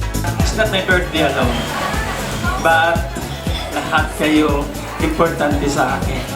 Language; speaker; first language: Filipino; non-native, local second language; Cebuano